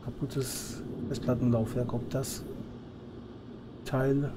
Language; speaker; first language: German; native; German